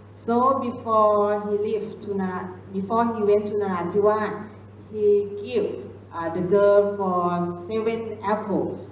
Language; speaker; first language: English; non-native, learner; Thai